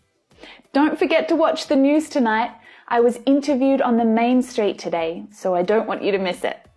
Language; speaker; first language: English; native; English